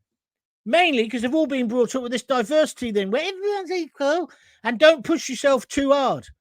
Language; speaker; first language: English; native; English